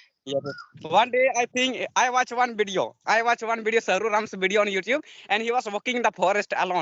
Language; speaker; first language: English; non-native, learner; Santali